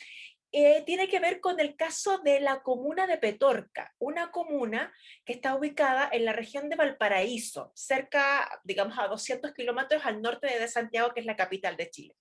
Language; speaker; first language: Spanish; native; Spanish